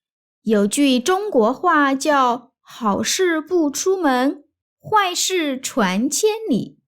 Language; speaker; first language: Chinese; native; Chinese